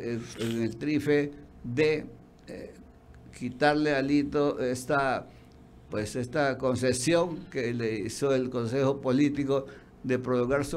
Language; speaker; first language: Spanish; native; Spanish